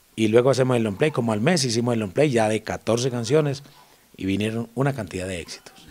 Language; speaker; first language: Spanish; native; Spanish